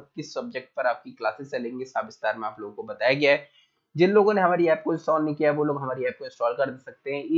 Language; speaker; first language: Hindi; native; Hindi